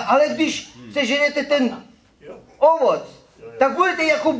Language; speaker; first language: Czech; non-native, fluent; Ukrainian